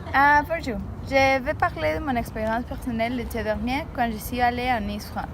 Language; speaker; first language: French; non-native, learner; Spanish